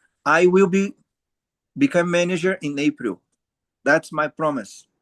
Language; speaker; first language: English; non-native, learner; Portuguese